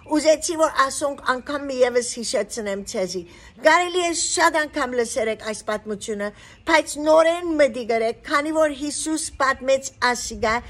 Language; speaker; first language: Armenian; early bilingual, heritage; Armenian